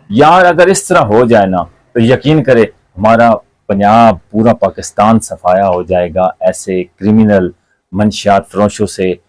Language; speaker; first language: Urdu; non-native, local second language; Punjabi